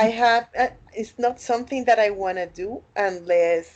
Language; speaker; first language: English; non-native, fluent; Spanish